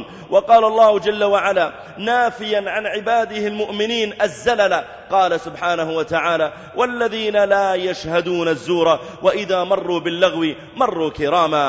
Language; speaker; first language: Arabic; native; Arabic